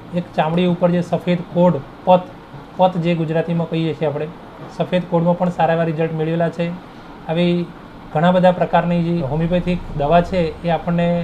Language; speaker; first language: Gujarati; native; Gujarati